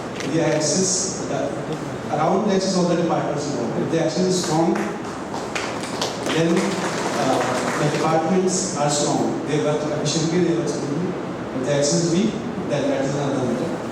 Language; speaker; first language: English; non-native, local second language; Telugu